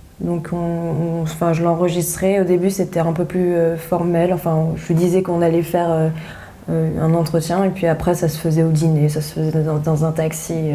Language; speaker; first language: French; early bilingual, other home language; Vietnamese